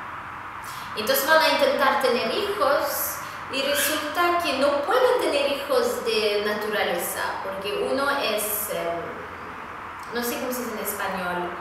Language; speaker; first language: Spanish; non-native, fluent; Swedish